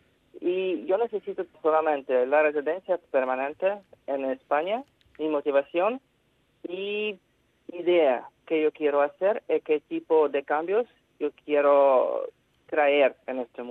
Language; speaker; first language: Spanish; non-native, fluent; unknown